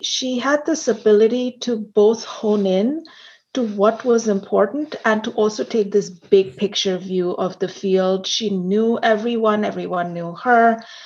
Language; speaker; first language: English; non-native, local second language; Hindi